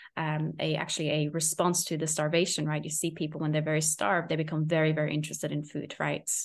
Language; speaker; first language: English; non-native, fluent; Norwegian